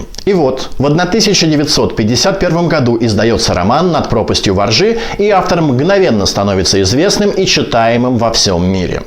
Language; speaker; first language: Russian; native; Russian